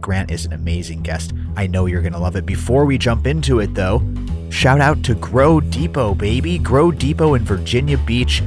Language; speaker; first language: English; native; English